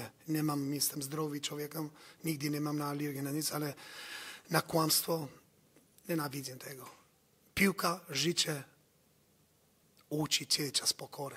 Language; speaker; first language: Polish; non-native, learner; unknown